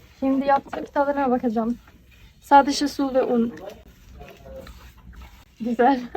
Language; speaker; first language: Turkish; non-native, learner; Swedish